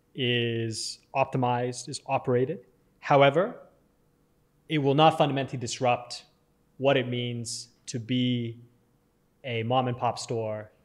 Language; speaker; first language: English; native; English